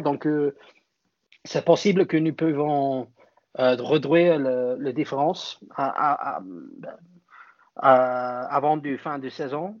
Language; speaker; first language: French; non-native, fluent; English